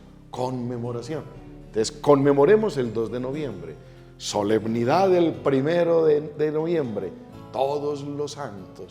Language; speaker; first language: Spanish; native; Spanish